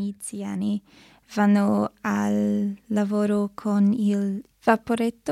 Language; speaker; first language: Italian; non-native, learner; English